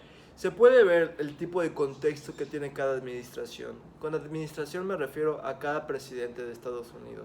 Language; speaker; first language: Spanish; native; Spanish